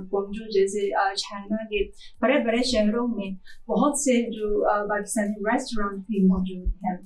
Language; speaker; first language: Hindi; non-native, fluent; Chinese